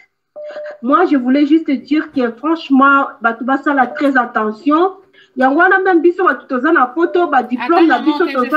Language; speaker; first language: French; non-native, local second language; Lingala